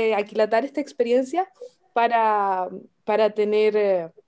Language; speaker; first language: Spanish; native; Spanish